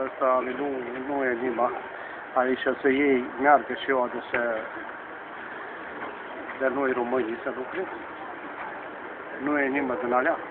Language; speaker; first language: Romanian; early bilingual, heritage; Romanian